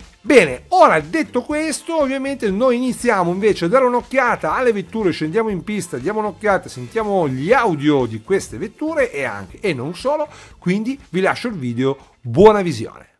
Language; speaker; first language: Italian; native; Italian